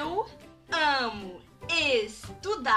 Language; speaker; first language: Portuguese; early bilingual, heritage; Portuguese